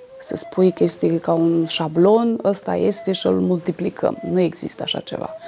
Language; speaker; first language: Romanian; native; Romanian